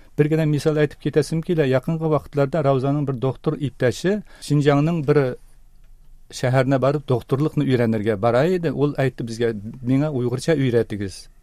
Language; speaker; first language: Tatar; early bilingual, heritage; Tatar